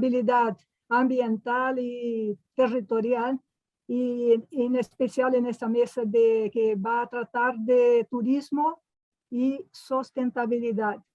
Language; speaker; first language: Spanish; non-native, fluent; Portuguese